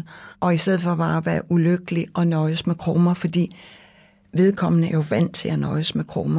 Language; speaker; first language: Danish; native; Danish